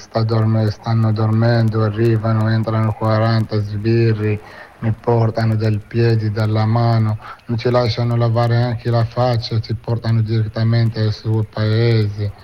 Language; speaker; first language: Italian; non-native, fluent; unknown